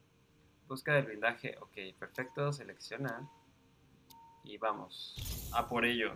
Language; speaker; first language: Spanish; native; Spanish